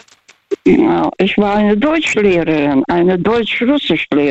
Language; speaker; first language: German; non-native, fluent; Russian